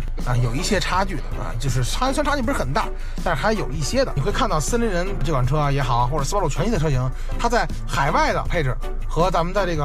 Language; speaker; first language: Chinese; native; Chinese